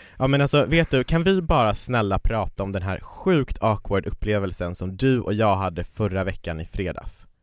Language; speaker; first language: Swedish; native; Swedish